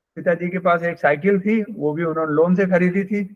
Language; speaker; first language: Hindi; native; Hindi